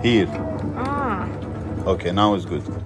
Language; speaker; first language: English; non-native, learner; Arabic